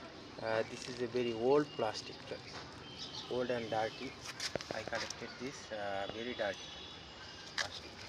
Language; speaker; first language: English; non-native, learner; Bangla